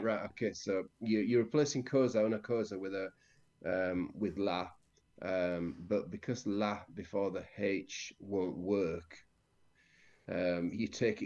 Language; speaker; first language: English; native; English